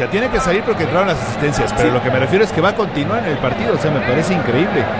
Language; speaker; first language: Spanish; native; Spanish